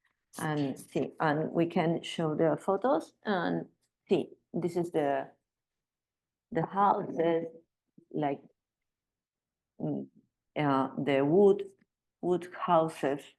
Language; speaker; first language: English; non-native, learner; Spanish